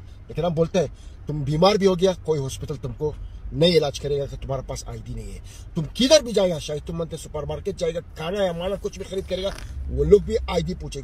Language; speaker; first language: Hindi; non-native, fluent; Bangla